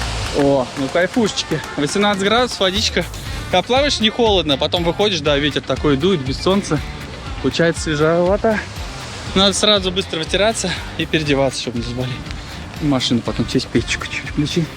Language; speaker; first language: Russian; native; Russian